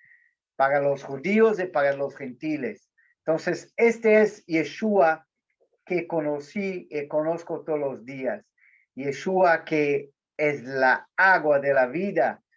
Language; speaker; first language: Spanish; non-native, learner; Portuguese